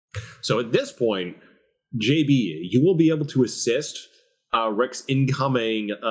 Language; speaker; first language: English; native; English